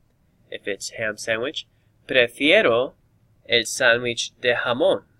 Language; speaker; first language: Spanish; non-native, fluent; English